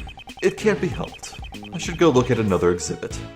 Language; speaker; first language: English; native; English